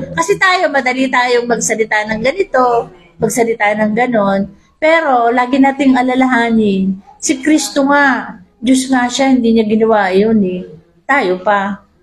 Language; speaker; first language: Filipino; native; Filipino